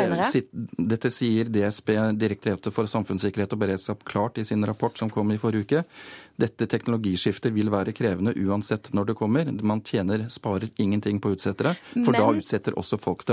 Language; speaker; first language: Norwegian; native; Norwegian